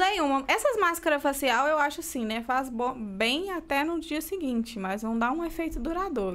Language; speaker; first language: Portuguese; native; Portuguese